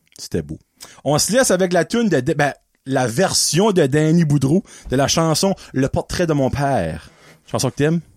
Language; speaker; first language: French; native; French